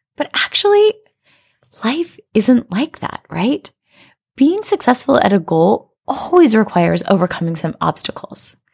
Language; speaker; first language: English; native; English